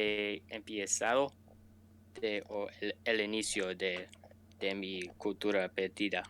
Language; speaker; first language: Spanish; non-native, learner; English